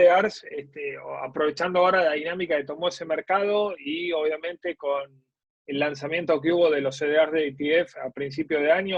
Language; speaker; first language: Spanish; native; Spanish